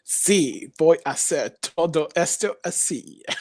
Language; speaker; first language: Spanish; non-native, learner; English